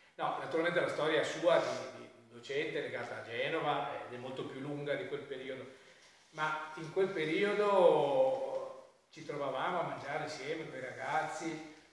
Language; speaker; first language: Italian; native; Italian